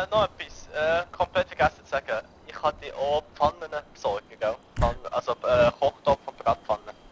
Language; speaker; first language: German; native; German